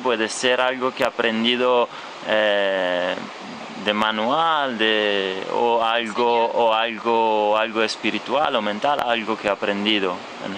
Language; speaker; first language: Spanish; non-native, fluent; Italian